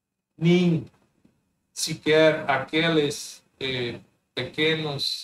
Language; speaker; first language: Portuguese; non-native, fluent; Spanish